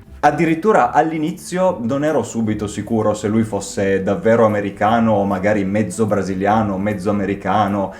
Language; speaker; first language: Italian; native; Italian